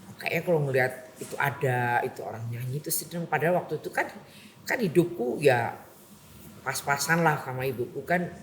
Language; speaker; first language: Indonesian; non-native, local second language; Javanese